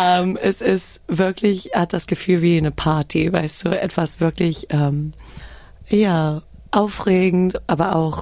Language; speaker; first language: German; early bilingual, heritage; German